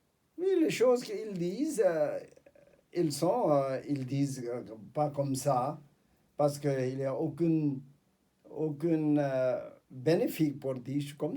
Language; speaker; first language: French; non-native, fluent; Tibetan